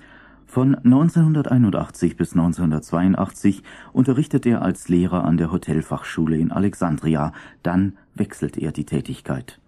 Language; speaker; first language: German; native; German